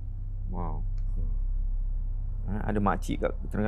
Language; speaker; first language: Malay; native; Malay